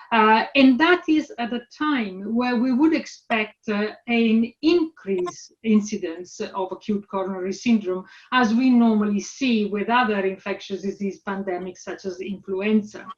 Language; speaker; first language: English; non-native, fluent; Italian